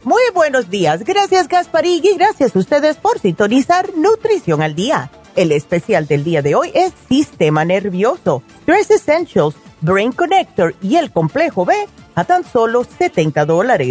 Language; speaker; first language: Spanish; native; Spanish